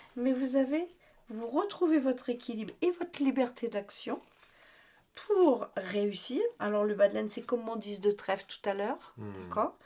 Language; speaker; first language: French; native; French